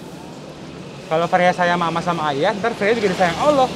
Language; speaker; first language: Indonesian; native; Indonesian